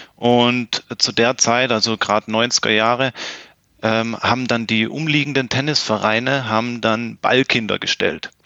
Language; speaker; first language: German; native; German